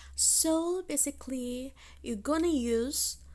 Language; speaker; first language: English; non-native, fluent; Indonesian